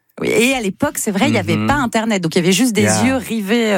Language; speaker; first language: French; native; French